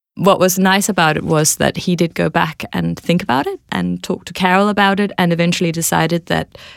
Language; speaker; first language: English; non-native, fluent; Danish